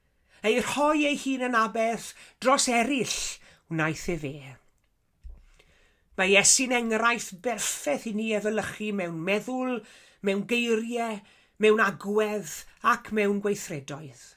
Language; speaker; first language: Welsh; native; Welsh